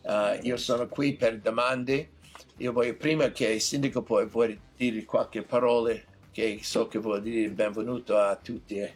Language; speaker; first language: Italian; non-native, learner; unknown